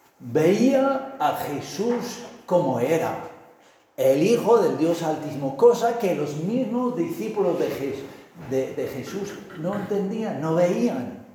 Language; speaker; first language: Spanish; non-native, fluent; English